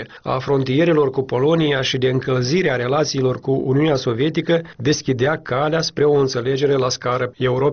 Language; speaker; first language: Romanian; native; Romanian